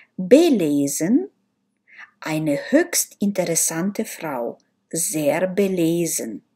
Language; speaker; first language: German; non-native, learner; Romanian